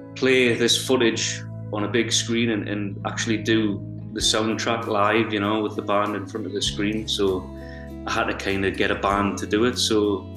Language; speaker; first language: English; native; English